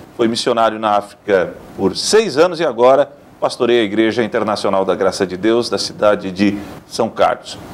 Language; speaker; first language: Portuguese; native; Portuguese